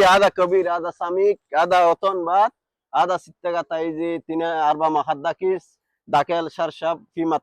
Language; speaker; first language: Arabic; non-native, learner; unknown